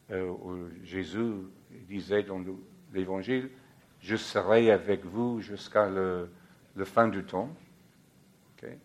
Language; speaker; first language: French; non-native, fluent; English